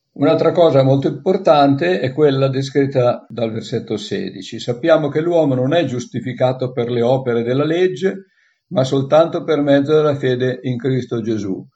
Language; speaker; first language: Italian; native; Italian